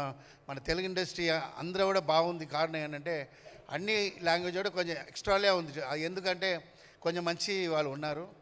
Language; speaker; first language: Telugu; non-native, learner; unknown